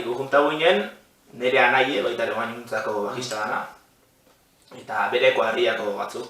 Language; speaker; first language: Basque; native; Basque